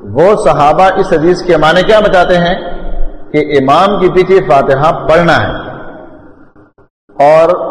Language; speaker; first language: Urdu; non-native, local second language; Pashto